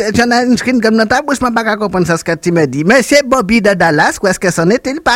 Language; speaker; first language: French; native; French